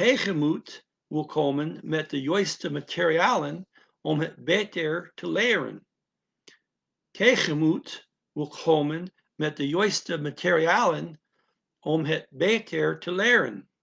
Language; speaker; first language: Dutch; non-native, learner; English